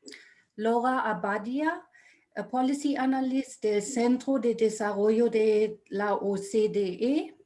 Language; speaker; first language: Spanish; non-native, fluent; German